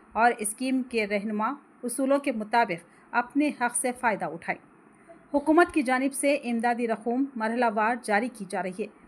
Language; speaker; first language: Urdu; native; Urdu